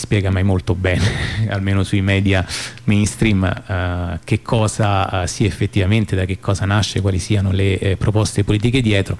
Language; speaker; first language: Italian; native; Italian